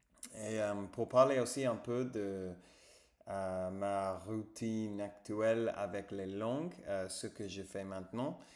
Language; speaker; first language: French; non-native, fluent; English